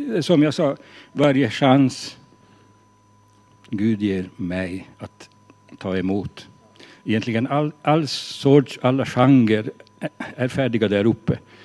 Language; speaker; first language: Swedish; non-native, fluent; Hungarian